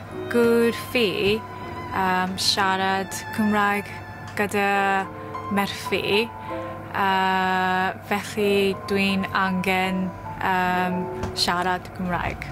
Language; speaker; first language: Welsh; non-native, learner; Japanese